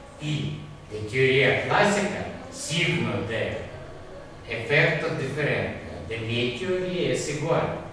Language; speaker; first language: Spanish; non-native, fluent; Russian